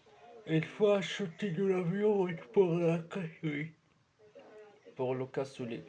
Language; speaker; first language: French; non-native, learner; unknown